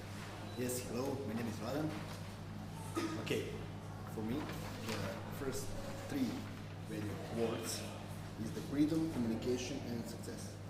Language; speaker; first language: English; non-native, learner; Serbian